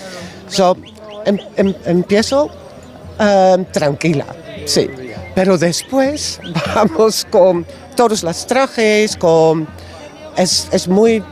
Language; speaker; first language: Spanish; non-native, learner; Dutch